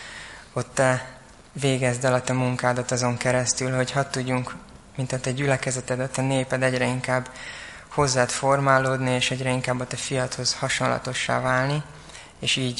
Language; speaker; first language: Hungarian; native; Hungarian